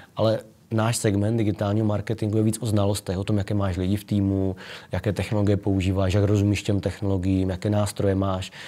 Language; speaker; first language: Czech; native; Czech